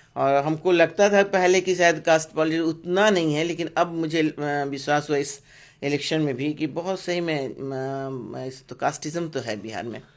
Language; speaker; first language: Hindi; non-native, local second language; Bangla